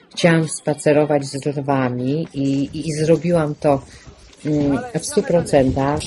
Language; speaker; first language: Polish; native; Polish